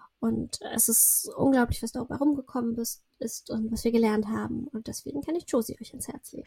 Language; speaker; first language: German; early bilingual, other home language; Russian